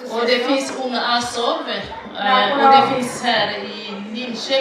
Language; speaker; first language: Swedish; non-native, fluent; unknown